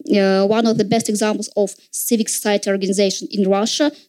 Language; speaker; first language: English; non-native, fluent; Russian